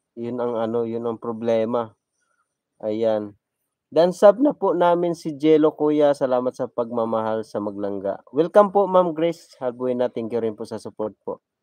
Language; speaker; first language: Filipino; non-native, local second language; Cebuano